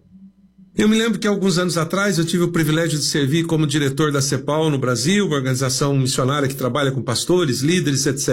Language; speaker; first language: Portuguese; native; Portuguese